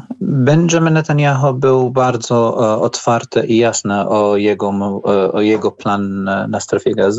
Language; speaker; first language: Polish; non-native, learner; Arabic